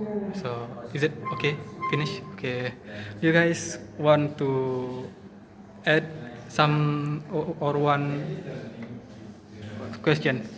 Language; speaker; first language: English; non-native, learner; Indonesian